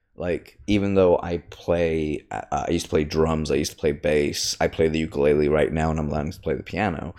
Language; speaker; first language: English; native; English